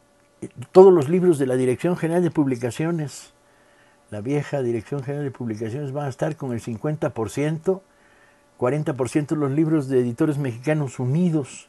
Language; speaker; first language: Spanish; native; Spanish